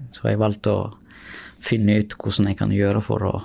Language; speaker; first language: Norwegian; early bilingual, other home language; Sinhala